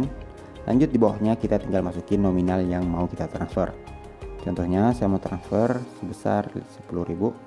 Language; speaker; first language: Indonesian; native; Indonesian